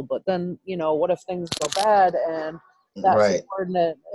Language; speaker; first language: English; native; English